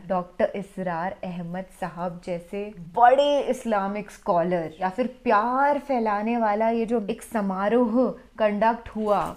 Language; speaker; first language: Hindi; native; Hindi